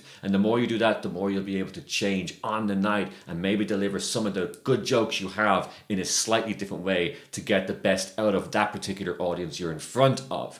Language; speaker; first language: English; native; English